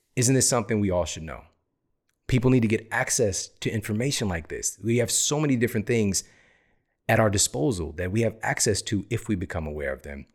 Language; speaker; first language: English; native; English